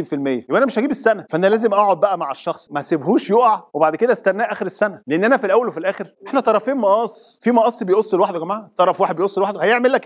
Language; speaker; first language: Arabic; native; Arabic